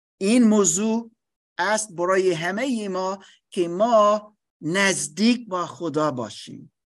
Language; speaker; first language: Persian; non-native, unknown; English